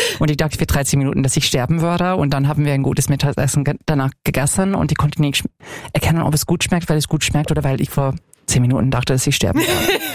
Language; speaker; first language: German; non-native, fluent; English